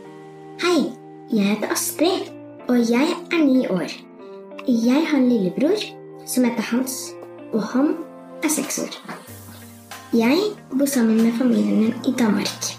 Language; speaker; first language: Norwegian; early bilingual, heritage; Norwegian